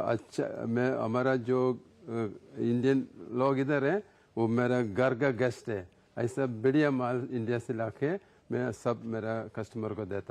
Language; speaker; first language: Hindi; non-native, local second language; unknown